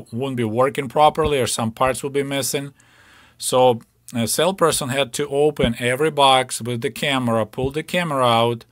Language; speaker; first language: English; non-native, fluent; Ukrainian